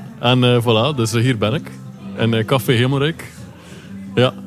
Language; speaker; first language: Dutch; native; Dutch